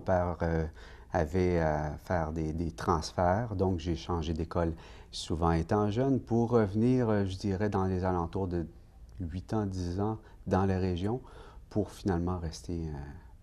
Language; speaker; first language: French; native; French